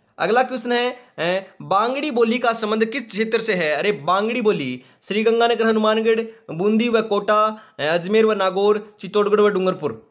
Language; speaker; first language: Hindi; native; Hindi